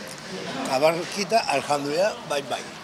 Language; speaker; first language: Indonesian; non-native, fluent; Spanish